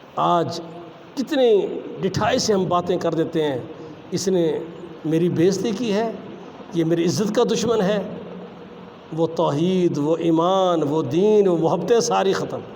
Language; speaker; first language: Urdu; non-native, local second language; Punjabi